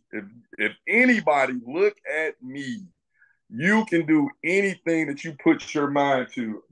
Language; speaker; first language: English; native; English